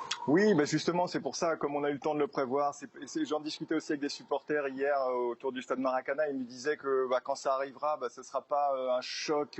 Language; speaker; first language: French; native; French